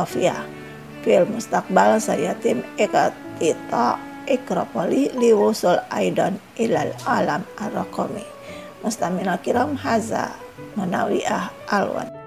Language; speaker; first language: Arabic; non-native, fluent; Indonesian